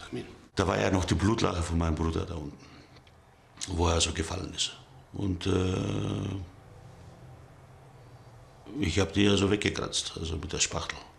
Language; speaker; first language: German; early bilingual, other home language; Greek